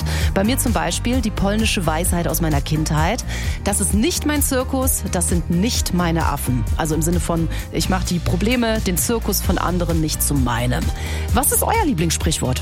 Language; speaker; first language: German; early bilingual, other home language; Polish